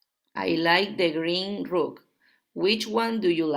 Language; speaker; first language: English; non-native, learner; Spanish